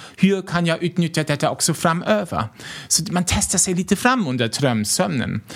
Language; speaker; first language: Swedish; non-native, fluent; German